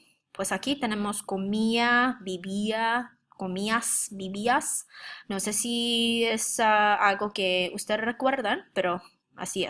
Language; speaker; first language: Spanish; non-native, fluent; English